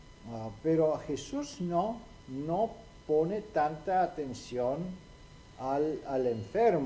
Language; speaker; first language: Spanish; non-native, fluent; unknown